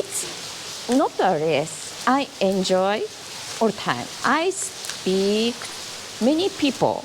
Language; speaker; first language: English; non-native, learner; Japanese